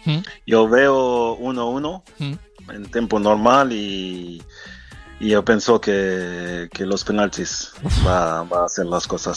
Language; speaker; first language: Spanish; non-native, fluent; French